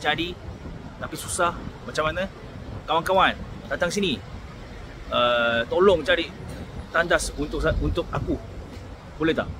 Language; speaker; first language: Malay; non-native, fluent; Korean